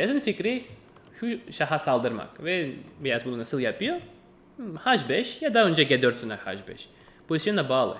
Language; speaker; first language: Turkish; non-native, fluent; Russian